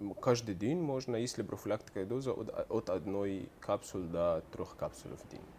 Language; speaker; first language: Russian; non-native, learner; Arabic